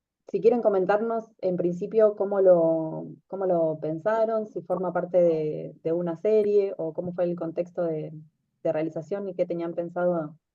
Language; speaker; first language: Spanish; native; Spanish